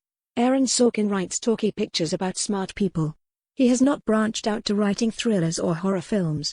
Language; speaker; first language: English; native; English